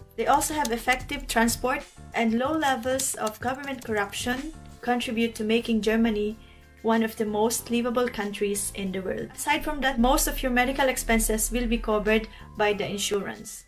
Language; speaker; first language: English; non-native, local second language; Filipino